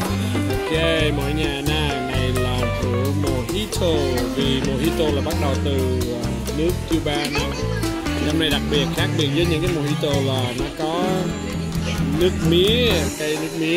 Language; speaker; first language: Vietnamese; early bilingual, heritage; Vietnamese